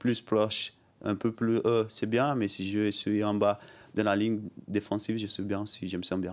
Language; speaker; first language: French; non-native, learner; Portuguese